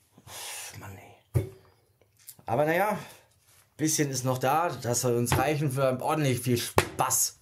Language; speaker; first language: German; native; German